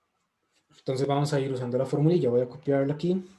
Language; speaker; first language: Spanish; native; Spanish